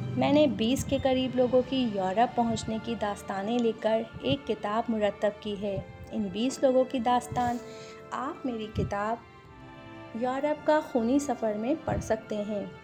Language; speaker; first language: Urdu; non-native, local second language; Punjabi